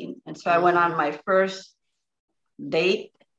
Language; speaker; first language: English; native; English